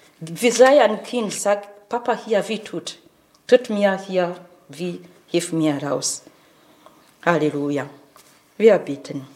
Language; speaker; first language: German; non-native, fluent; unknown